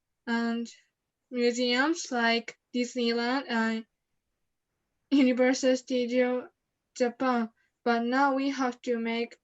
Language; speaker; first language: English; non-native, learner; Japanese